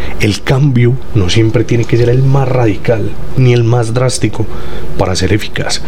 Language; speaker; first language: Spanish; native; Spanish